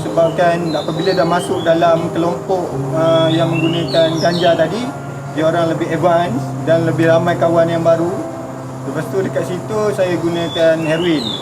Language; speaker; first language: Malay; native; Malay